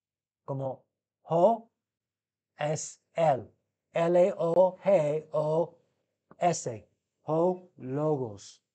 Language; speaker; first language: Spanish; non-native, fluent; English